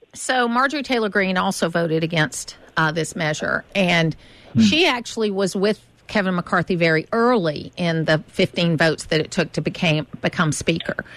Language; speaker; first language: English; native; English